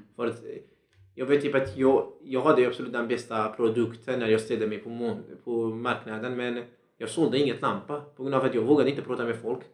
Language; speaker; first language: Swedish; non-native, fluent; Central Kurdish